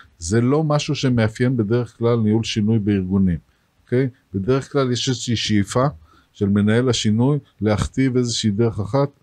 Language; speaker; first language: Hebrew; native; Hebrew